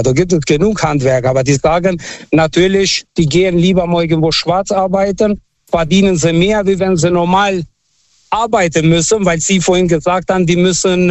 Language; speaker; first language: German; non-native, fluent; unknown